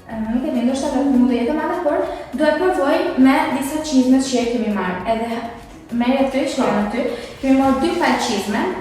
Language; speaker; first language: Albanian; early bilingual, heritage; Albanian